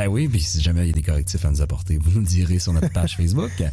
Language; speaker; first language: French; native; French